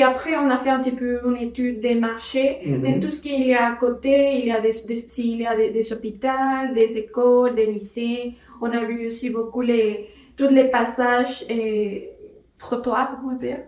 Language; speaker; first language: French; non-native, learner; Spanish